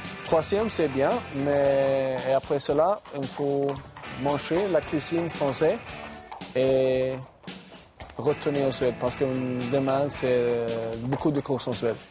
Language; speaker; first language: French; non-native, learner; Swedish